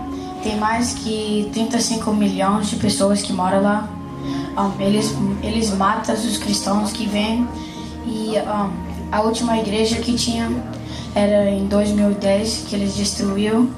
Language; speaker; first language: Portuguese; non-native, fluent; English